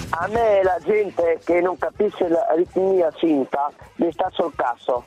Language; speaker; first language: Italian; native; Italian